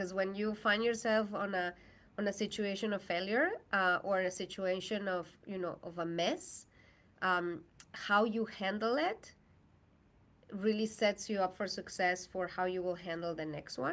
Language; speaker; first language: English; non-native, fluent; Spanish